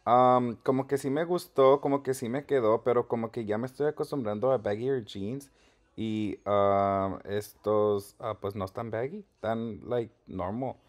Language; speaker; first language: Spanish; early bilingual, heritage; Spanish